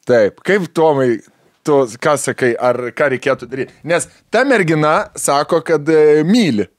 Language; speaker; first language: Lithuanian; native; Lithuanian